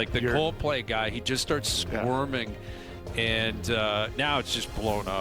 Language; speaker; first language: English; native; English